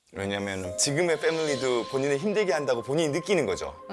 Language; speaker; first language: Korean; native; Korean